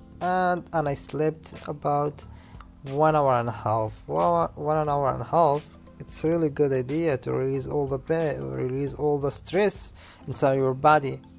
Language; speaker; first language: English; non-native, learner; Arabic